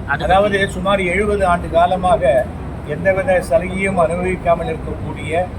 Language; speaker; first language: Tamil; native; Tamil